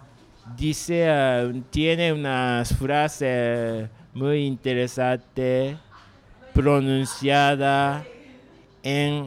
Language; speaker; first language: Spanish; non-native, learner; Japanese